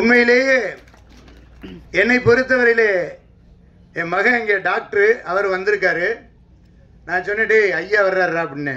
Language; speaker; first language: Tamil; native; Tamil